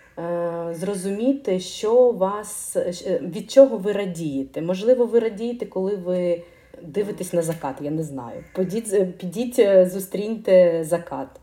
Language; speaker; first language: Ukrainian; non-native, local second language; Russian